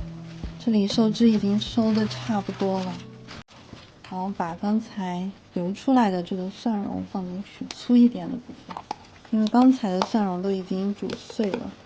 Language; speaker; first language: Chinese; native; Chinese